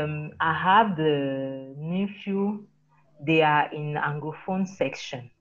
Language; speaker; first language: English; non-native, learner; French